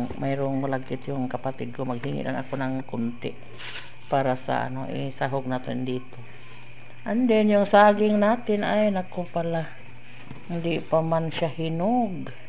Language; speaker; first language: Filipino; non-native, local second language; Cebuano